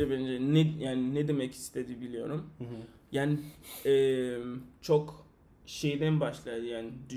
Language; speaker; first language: Turkish; non-native, learner; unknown